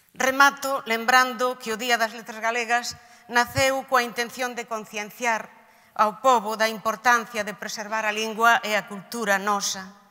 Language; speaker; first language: Galician; native; Galician